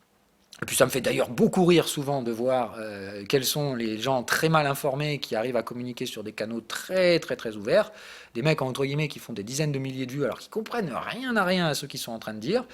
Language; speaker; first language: French; native; French